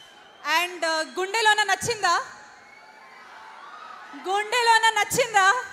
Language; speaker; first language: Telugu; non-native, learner; Kannada